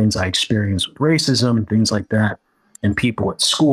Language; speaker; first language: English; native; English